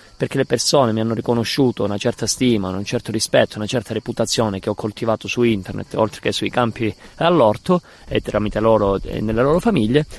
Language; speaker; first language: Italian; native; Italian